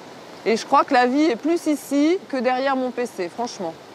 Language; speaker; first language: French; native; French